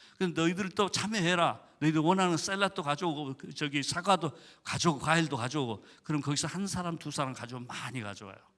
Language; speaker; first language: Korean; native; Korean